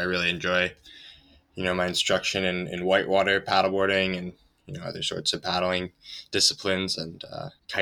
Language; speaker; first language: English; native; English